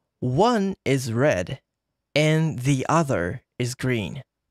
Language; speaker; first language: English; non-native, fluent; Japanese